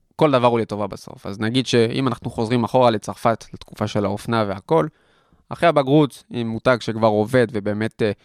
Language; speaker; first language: Hebrew; non-native, fluent; French